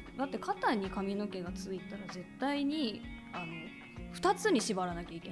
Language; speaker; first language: Japanese; native; Japanese